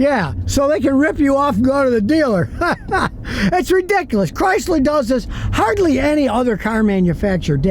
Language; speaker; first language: English; native; English